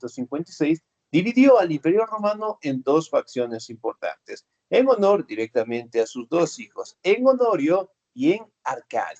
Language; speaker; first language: Spanish; native; Spanish